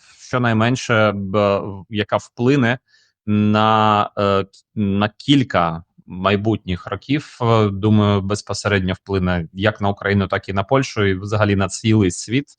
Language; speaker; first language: Ukrainian; native; Ukrainian